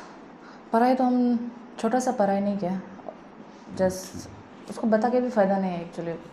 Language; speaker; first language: Hindi; non-native, local second language; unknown